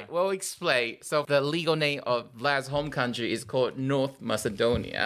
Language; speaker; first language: English; non-native, fluent; Chinese